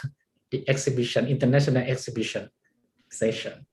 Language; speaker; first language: English; non-native, learner; Thai